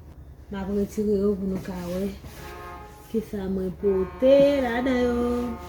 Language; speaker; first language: French; non-native, learner; Haitian Creole